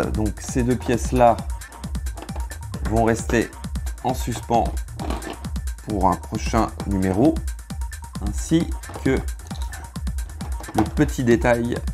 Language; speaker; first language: French; native; French